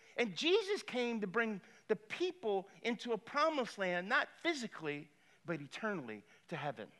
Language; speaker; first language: English; native; English